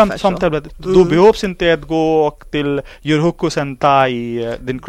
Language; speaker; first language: Swedish; non-native, learner; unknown